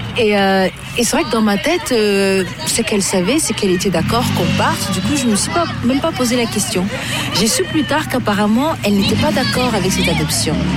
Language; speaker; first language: French; early bilingual, other home language; Portuguese